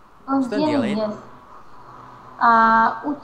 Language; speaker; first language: Russian; non-native, learner; Vietnamese